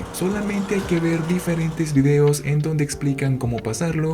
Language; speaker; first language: Spanish; native; Spanish